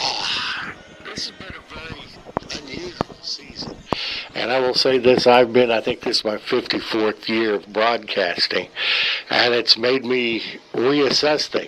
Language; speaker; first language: English; native; English